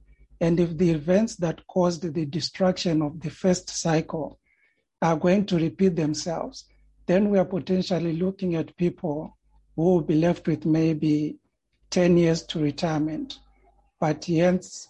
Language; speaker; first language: English; non-native, local second language; Shona